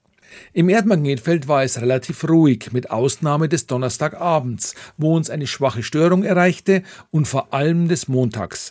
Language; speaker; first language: German; native; German